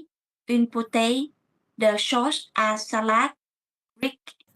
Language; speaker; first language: French; non-native, learner; Vietnamese